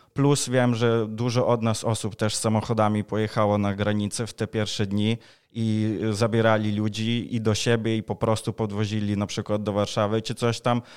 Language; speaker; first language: Polish; non-native, fluent; Ukrainian